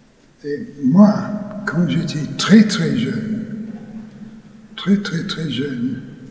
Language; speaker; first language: French; non-native, learner; English